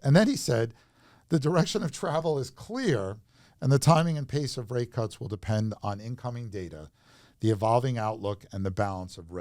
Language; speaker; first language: English; native; English